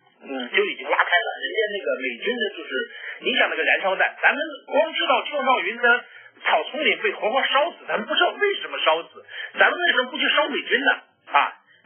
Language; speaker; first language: Chinese; native; Chinese